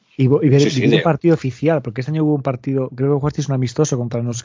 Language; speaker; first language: Spanish; native; Spanish